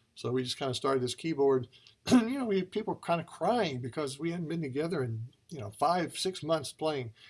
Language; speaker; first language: English; native; English